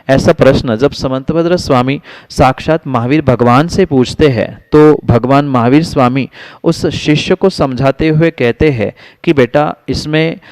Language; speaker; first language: Hindi; native; Hindi